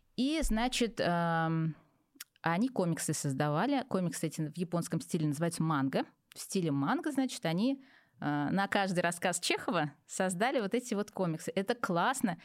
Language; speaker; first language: Russian; native; Russian